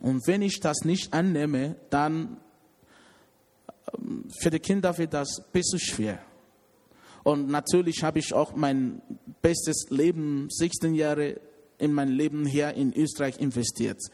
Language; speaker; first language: German; non-native, learner; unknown